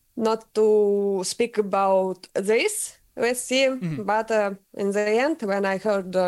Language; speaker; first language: English; non-native, learner; Russian